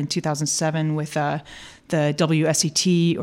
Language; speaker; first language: English; native; English